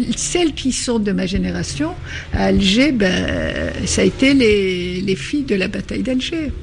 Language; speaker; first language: French; non-native, local second language; Arabic